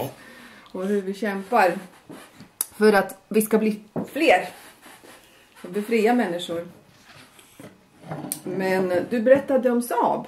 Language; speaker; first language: Swedish; non-native, fluent; Latvian